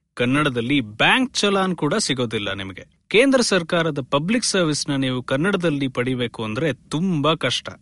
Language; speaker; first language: Kannada; native; Kannada